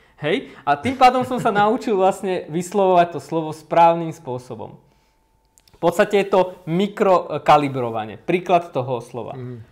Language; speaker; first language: Slovak; early bilingual, other home language; Armenian